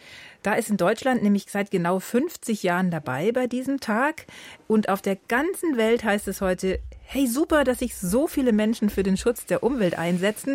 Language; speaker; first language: German; native; German